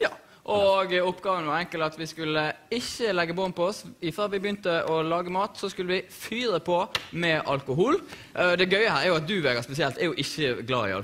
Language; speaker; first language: Norwegian; native; Norwegian